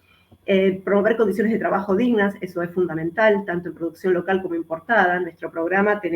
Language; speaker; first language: Spanish; native; Spanish